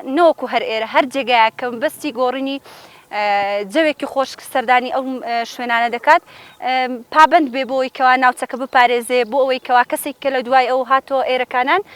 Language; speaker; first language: Central Kurdish; native; Central Kurdish